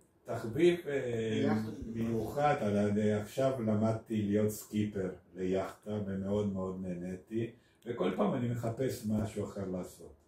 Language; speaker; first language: Hebrew; non-native, fluent; Spanish